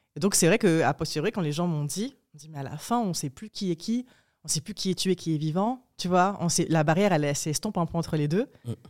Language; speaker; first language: French; early bilingual, other home language; Arabic